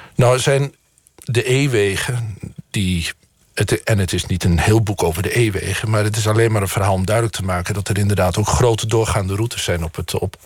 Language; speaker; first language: Dutch; native; Dutch